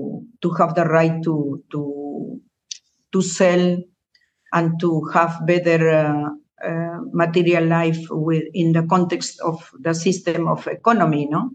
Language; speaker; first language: English; non-native, learner; Spanish